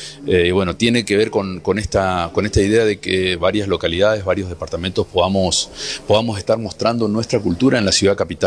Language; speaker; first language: Spanish; native; Spanish